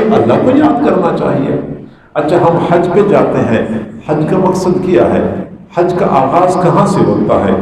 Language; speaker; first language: Urdu; native; Urdu